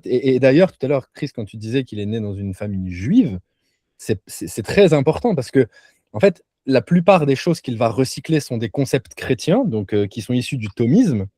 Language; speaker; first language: French; native; French